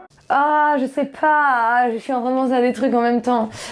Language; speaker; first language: French; native; French